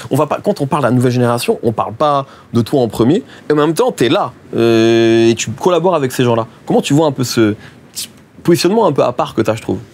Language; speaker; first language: French; native; French